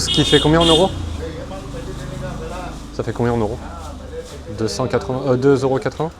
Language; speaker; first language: French; native; French